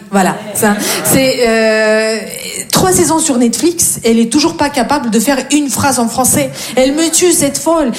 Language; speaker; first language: French; non-native, fluent; Russian